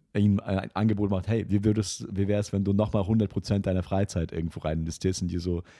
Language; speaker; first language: German; non-native, fluent; Russian